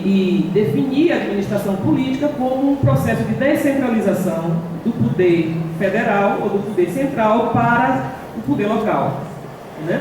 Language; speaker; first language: Portuguese; native; Portuguese